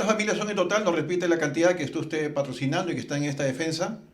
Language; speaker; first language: Spanish; native; Spanish